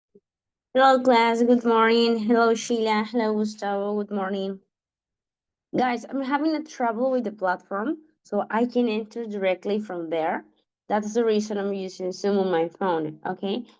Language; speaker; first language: English; non-native, fluent; Spanish